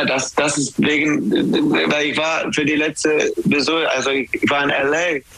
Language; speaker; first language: German; non-native, fluent; English